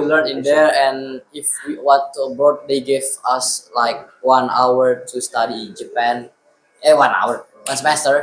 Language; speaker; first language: English; non-native, learner; Indonesian